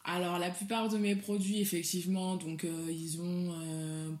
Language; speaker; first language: French; non-native, local second language; Soninke